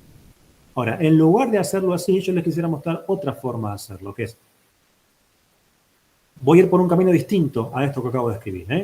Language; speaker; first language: Spanish; native; Spanish